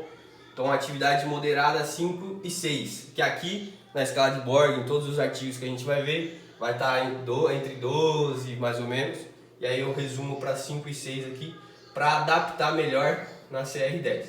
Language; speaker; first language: Portuguese; native; Portuguese